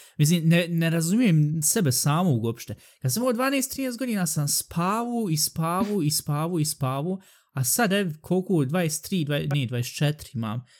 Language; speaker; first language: Bosnian; early bilingual, heritage; Bosnian